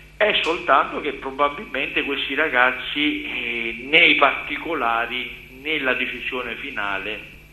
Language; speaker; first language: Italian; native; Italian